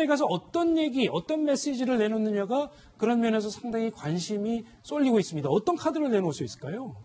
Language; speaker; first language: Korean; native; Korean